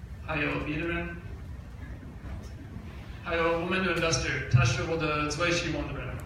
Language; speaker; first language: Chinese; non-native, learner; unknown